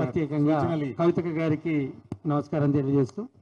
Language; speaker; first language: Telugu; native; Telugu